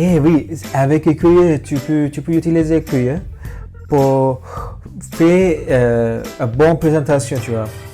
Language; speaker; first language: French; non-native, fluent; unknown